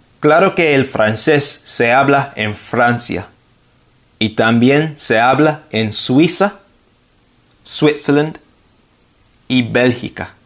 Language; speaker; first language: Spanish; non-native, fluent; English